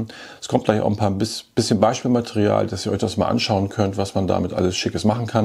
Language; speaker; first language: German; native; German